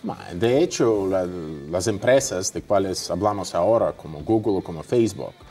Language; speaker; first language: Spanish; non-native, fluent; Russian